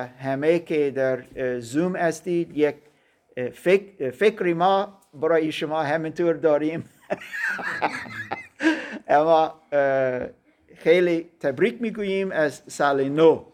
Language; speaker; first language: Persian; non-native, learner; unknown